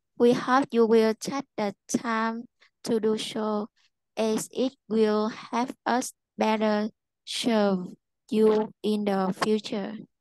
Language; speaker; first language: English; non-native, learner; Vietnamese